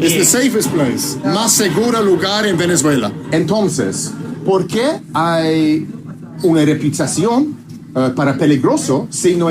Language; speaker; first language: Spanish; non-native, learner; English